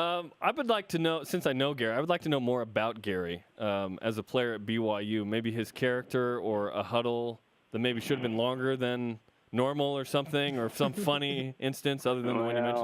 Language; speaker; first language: English; native; English